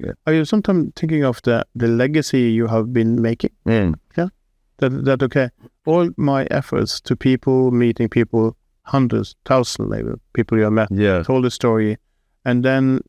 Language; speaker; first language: English; non-native, fluent; Norwegian